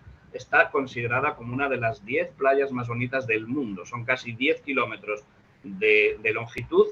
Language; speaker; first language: Spanish; native; Spanish